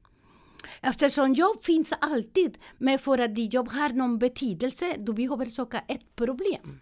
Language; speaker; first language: Swedish; non-native, learner; Spanish